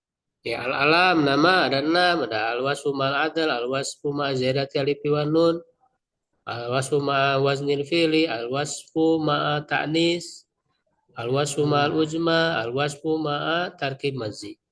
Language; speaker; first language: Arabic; non-native, fluent; Indonesian